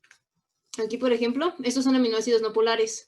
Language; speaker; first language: Spanish; native; Spanish